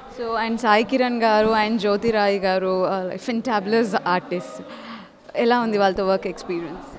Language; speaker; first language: Telugu; native; Telugu